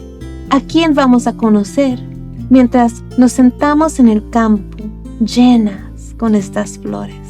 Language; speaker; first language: Spanish; early bilingual, other home language; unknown